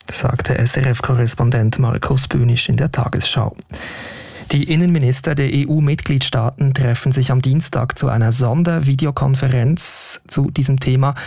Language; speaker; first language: German; native; German